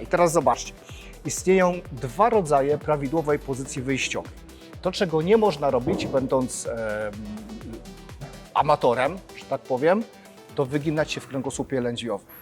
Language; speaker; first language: Polish; native; Polish